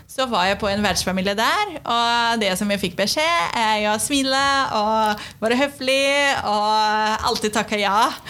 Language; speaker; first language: Norwegian; non-native, fluent; Portuguese